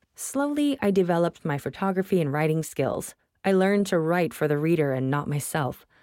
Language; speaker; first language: English; non-native, local second language; Tamil